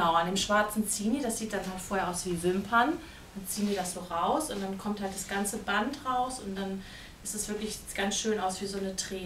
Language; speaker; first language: German; native; German